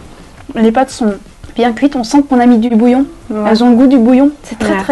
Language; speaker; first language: French; native; French